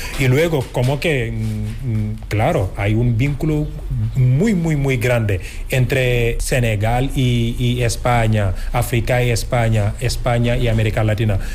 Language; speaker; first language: Spanish; non-native, fluent; Wolof